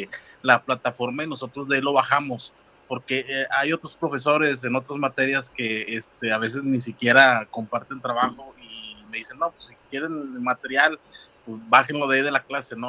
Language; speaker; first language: Spanish; native; Spanish